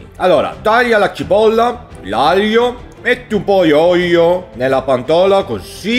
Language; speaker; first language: Italian; non-native, learner; Swedish